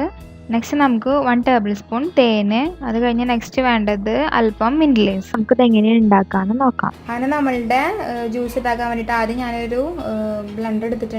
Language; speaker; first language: Malayalam; native; Malayalam